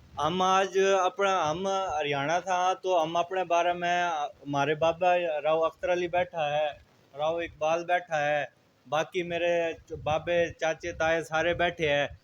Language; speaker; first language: Hindi; native; Hindi